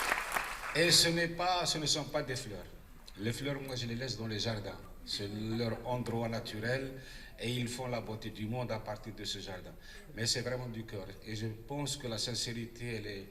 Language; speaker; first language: French; non-native, local second language; Arabic